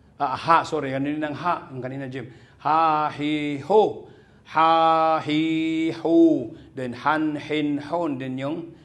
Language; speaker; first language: Filipino; non-native, local second language; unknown